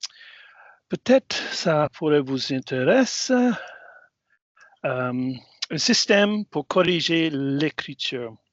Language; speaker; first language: French; non-native, fluent; English